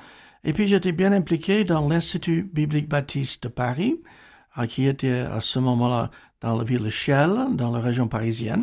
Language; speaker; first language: French; non-native, fluent; English